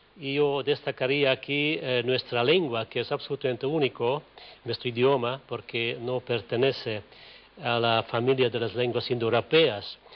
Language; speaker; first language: Spanish; non-native, fluent; Hungarian